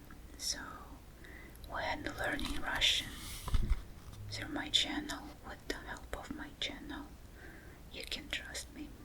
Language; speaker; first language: English; non-native, fluent; Russian